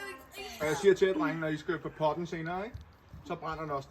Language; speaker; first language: Danish; native; Danish